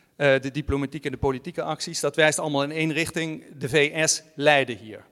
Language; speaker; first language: Dutch; native; Dutch